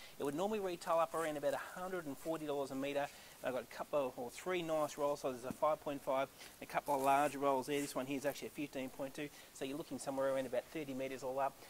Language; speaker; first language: English; native; English